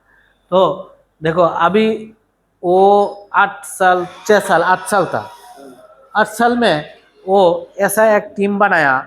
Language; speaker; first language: Hindi; non-native, learner; Bangla